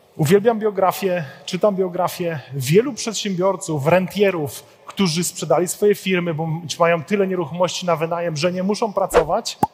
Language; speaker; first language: Polish; native; Polish